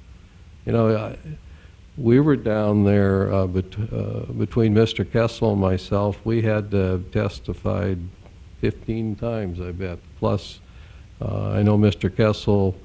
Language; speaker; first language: English; native; English